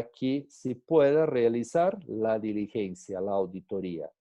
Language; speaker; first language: Spanish; non-native, fluent; Portuguese